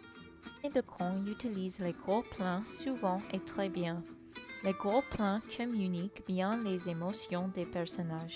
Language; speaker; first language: French; non-native, learner; English